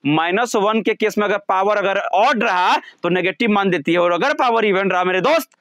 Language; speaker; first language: Hindi; native; Hindi